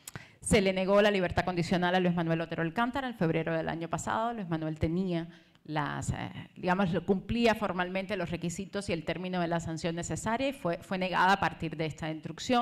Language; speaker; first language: Spanish; native; Spanish